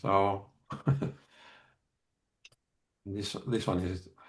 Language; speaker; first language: English; non-native, fluent; Dutch